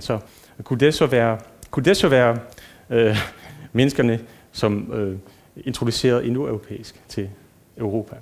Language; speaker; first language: Danish; non-native, fluent; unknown